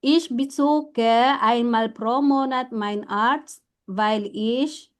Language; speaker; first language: German; non-native, fluent; Filipino